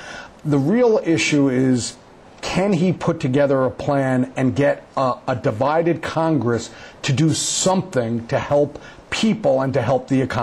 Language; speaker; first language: English; native; English